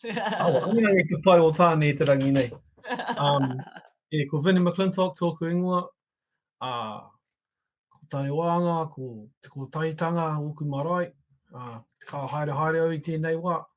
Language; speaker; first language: Māori; non-native, local second language; English